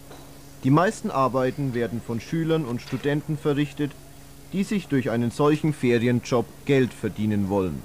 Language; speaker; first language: German; native; German